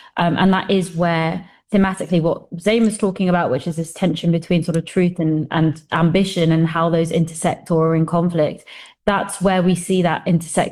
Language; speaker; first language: English; native; English